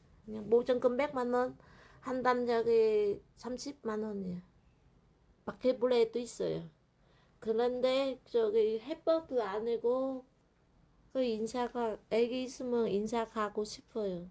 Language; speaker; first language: Korean; non-native, learner; Vietnamese